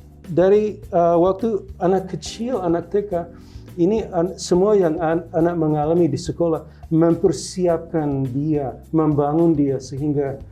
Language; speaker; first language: Indonesian; non-native, local second language; English